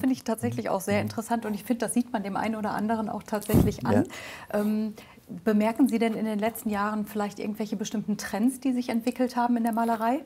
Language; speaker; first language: German; native; German